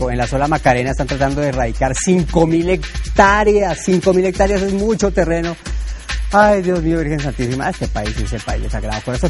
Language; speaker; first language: Spanish; native; Spanish